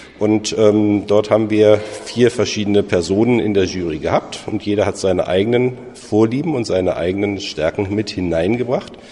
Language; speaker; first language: German; native; German